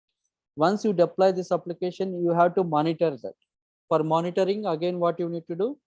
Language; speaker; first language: English; non-native, local second language; Telugu